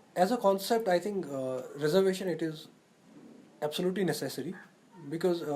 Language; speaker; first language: English; non-native, local second language; Nepali